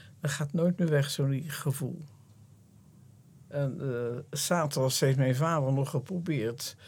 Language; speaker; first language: Dutch; native; Dutch